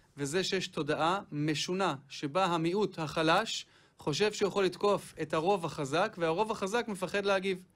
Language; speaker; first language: Hebrew; native; Hebrew